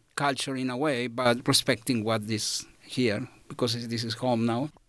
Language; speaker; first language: English; non-native, fluent; Spanish